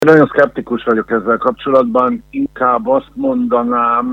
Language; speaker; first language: Hungarian; native; Hungarian